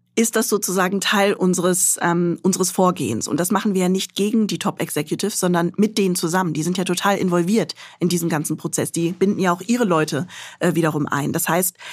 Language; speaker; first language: German; early bilingual, other home language; Arabic